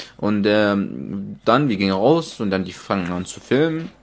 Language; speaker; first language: German; non-native, fluent; Arabic